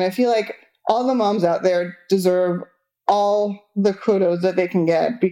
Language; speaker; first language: English; non-native, fluent; Spanish